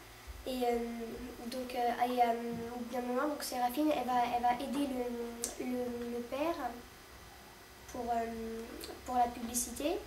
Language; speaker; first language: French; native; French